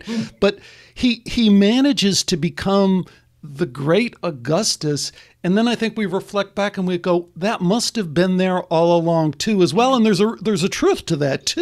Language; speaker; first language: English; native; English